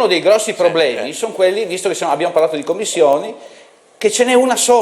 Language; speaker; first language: Italian; native; Italian